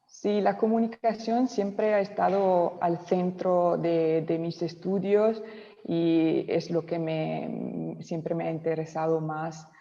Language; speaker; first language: Spanish; non-native, local second language; Italian